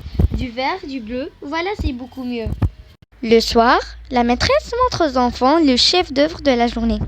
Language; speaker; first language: French; non-native, local second language; Arabic